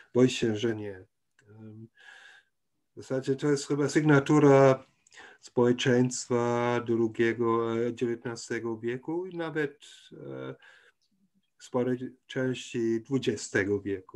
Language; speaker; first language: Polish; non-native, fluent; German